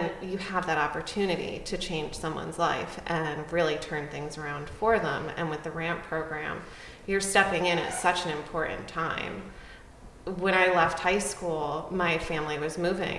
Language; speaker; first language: English; native; English